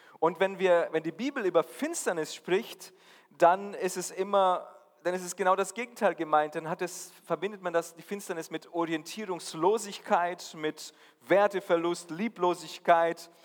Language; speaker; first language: German; non-native, fluent; Portuguese